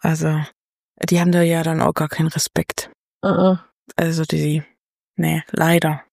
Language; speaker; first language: German; native; German